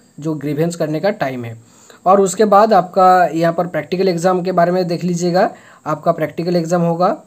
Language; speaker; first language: Hindi; non-native, local second language; Bangla